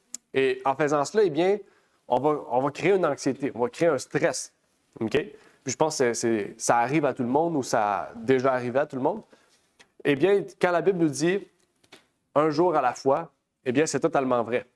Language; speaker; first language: French; native; French